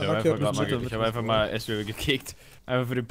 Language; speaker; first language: German; native; German